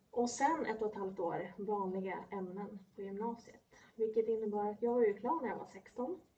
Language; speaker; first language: Swedish; early bilingual, other home language; Polish